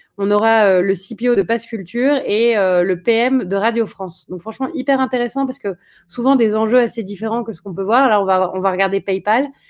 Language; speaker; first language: French; native; French